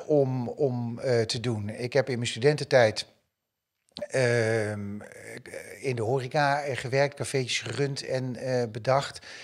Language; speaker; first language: Dutch; native; Dutch